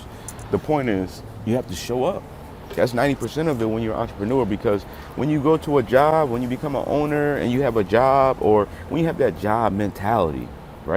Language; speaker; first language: English; native; English